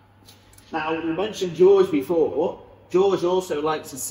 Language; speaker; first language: English; native; English